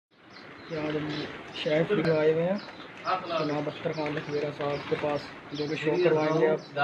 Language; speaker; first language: Hindi; non-native, local second language; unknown